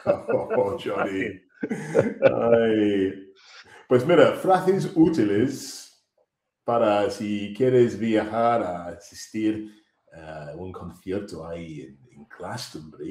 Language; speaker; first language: Spanish; non-native, fluent; English